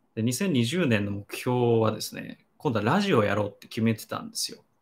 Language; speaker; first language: Japanese; native; Japanese